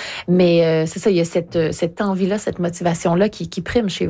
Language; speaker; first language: French; native; French